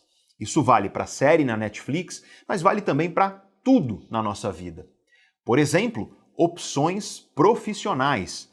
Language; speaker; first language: Portuguese; native; Portuguese